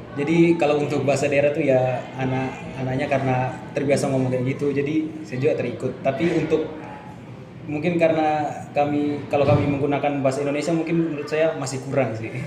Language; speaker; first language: Indonesian; early bilingual, heritage; Indonesian